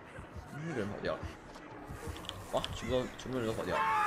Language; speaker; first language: Chinese; native; Chinese